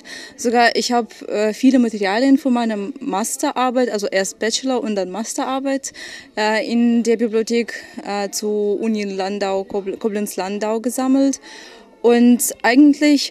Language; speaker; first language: German; non-native, fluent; Ukrainian